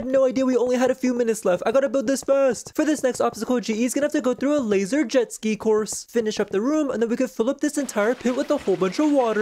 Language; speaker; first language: English; native; English